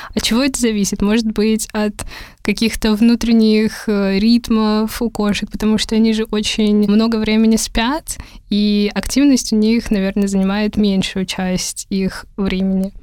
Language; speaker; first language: Russian; native; Russian